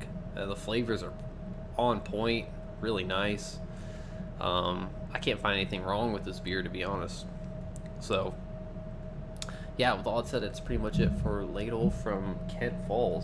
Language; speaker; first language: English; native; English